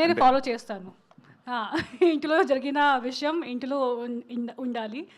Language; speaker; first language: Telugu; non-native, local second language; Hindi